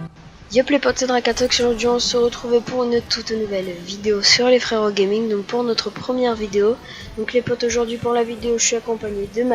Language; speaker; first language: French; native; French